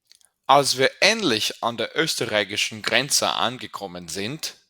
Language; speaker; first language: German; non-native, fluent; English